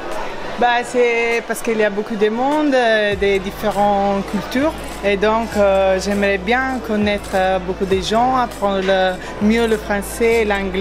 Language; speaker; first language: French; non-native, learner; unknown